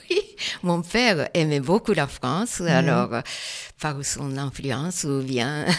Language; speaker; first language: French; non-native, fluent; Japanese